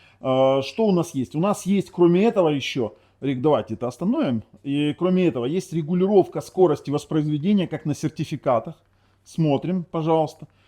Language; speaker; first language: Russian; non-native, local second language; Ukrainian